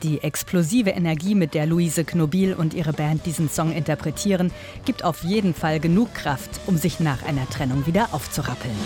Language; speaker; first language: German; native; German